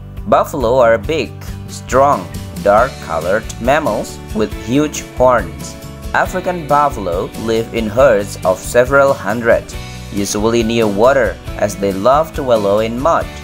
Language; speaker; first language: English; non-native, fluent; Indonesian